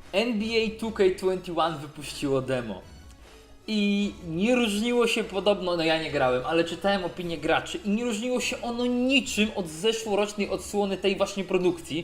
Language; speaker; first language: Polish; native; Polish